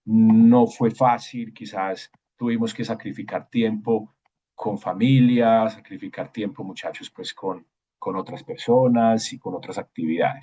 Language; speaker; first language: Spanish; native; Spanish